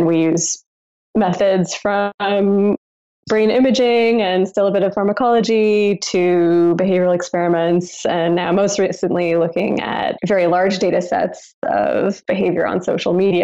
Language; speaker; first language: English; native; English